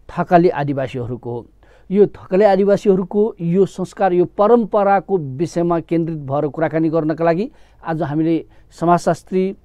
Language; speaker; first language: Nepali; non-native, local second language; Newari